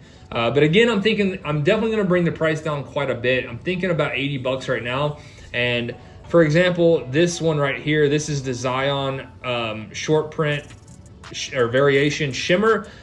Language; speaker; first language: English; native; English